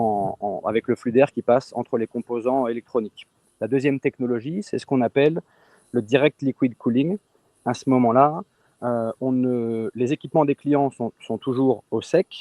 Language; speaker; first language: French; native; French